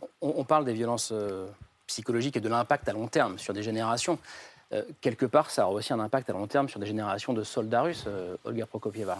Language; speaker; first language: French; native; French